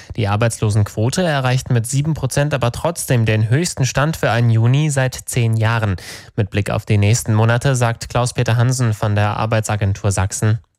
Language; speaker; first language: German; native; German